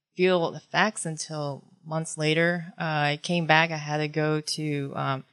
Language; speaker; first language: English; early bilingual, other home language; Filipino